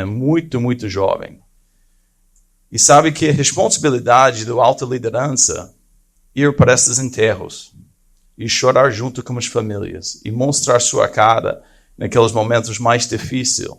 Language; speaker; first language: Portuguese; non-native, fluent; English